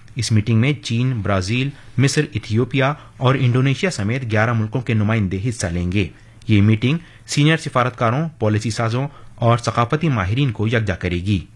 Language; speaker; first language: Urdu; native; Urdu